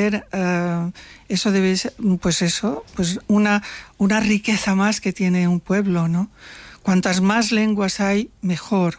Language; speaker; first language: Spanish; non-native, local second language; Catalan